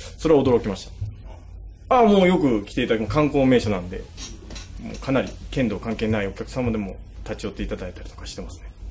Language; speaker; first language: Japanese; native; Japanese